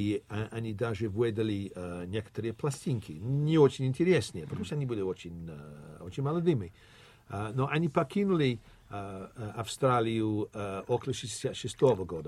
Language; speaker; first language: Russian; non-native, fluent; English